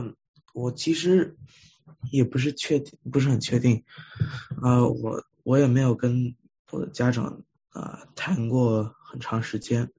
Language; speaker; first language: Chinese; early bilingual, heritage; Chinese